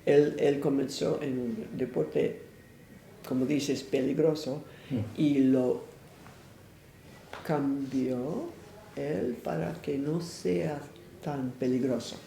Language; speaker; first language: Spanish; non-native, fluent; English